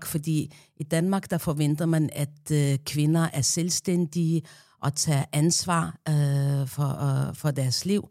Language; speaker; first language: Danish; non-native, fluent; Arabic